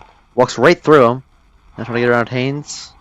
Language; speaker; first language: English; native; English